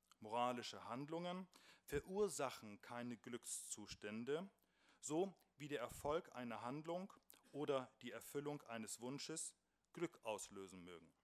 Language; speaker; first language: German; native; German